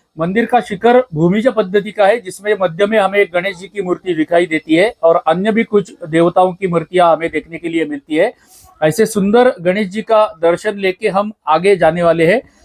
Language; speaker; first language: Hindi; non-native, local second language; Marathi